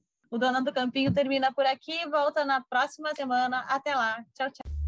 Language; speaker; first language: Portuguese; native; Portuguese